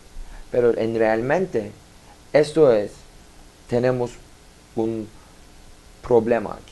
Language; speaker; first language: Spanish; non-native, learner; Turkish